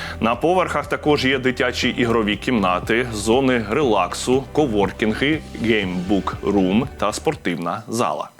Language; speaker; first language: Ukrainian; native; Ukrainian